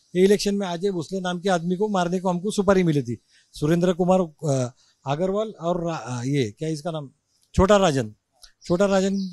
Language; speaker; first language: Hindi; non-native, local second language; Marathi